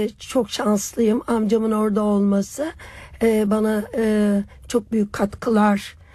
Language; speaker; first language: Turkish; native; Turkish